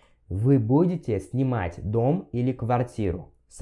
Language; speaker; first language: Russian; non-native, fluent; Portuguese